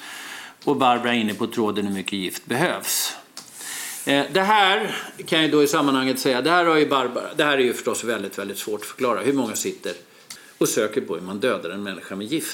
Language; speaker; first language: Swedish; native; Swedish